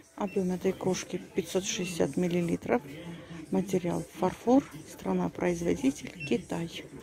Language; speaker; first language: Russian; native; Russian